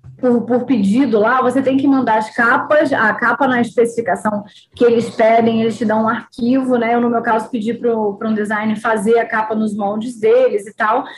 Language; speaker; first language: Portuguese; native; Portuguese